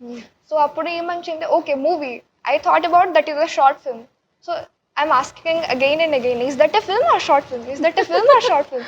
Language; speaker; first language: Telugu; non-native, learner; Odia